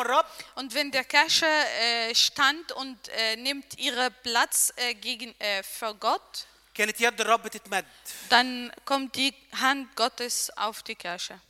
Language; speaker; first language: German; non-native, learner; Arabic